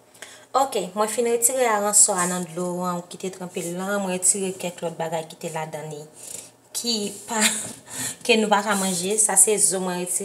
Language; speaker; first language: French; non-native, learner; Haitian Creole